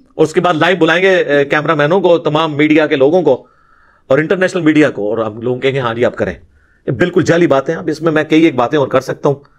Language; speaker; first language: Urdu; non-native, local second language; Punjabi